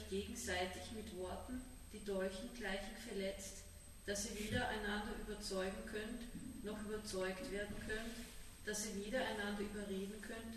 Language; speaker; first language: German; native; German